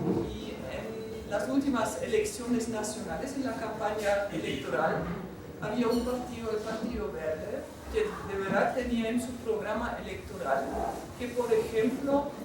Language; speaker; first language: Spanish; non-native, fluent; German